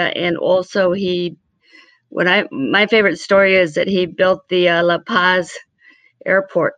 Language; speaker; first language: English; early bilingual, other home language; Spanish